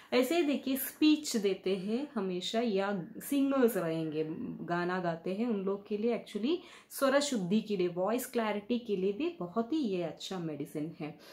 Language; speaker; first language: Hindi; non-native, local second language; Kannada